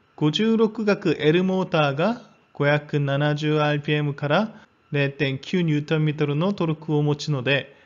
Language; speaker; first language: Japanese; non-native, fluent; Korean